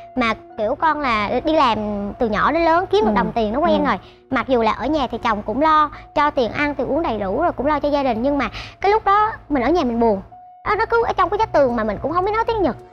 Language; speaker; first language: Vietnamese; native; Vietnamese